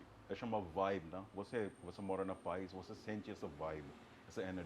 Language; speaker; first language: Portuguese; non-native, fluent; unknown